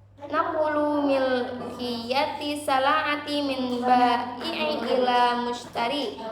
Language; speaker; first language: Arabic; non-native, learner; Indonesian